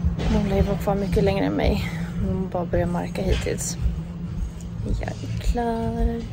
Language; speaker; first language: Swedish; native; Swedish